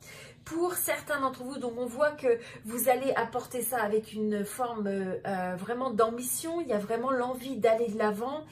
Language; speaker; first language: French; native; French